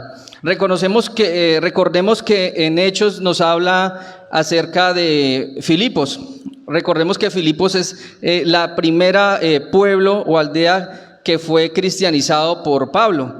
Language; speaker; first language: Spanish; native; Spanish